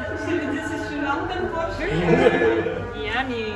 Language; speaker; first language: English; non-native, fluent; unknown